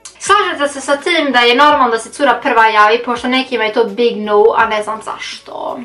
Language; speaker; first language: Bosnian; early bilingual, heritage; Bosnian